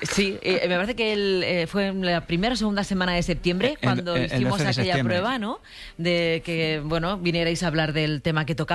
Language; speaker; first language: Spanish; native; Spanish